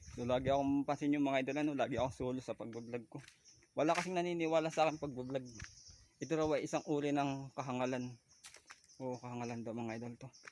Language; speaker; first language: Filipino; native; Filipino